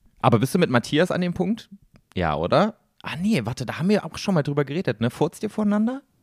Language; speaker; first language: German; native; German